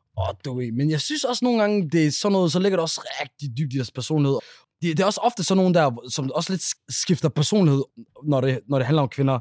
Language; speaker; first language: Danish; early bilingual, other home language; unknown